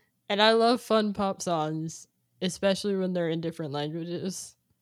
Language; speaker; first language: English; native; English